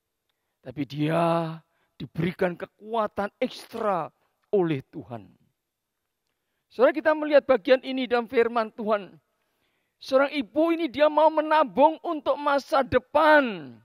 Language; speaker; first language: Indonesian; native; Indonesian